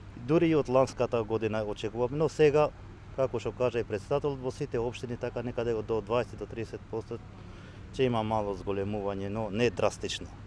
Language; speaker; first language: Macedonian; non-native, local second language; Albanian